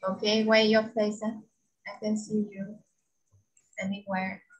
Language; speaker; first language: English; non-native, fluent; Vietnamese